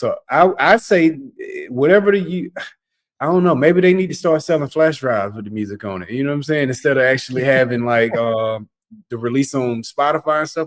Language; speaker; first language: English; native; English